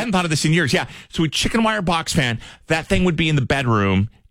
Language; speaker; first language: English; native; English